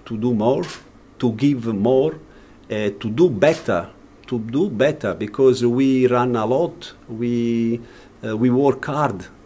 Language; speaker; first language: English; non-native, learner; Italian